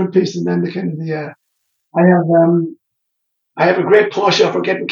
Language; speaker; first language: English; non-native, local second language; Irish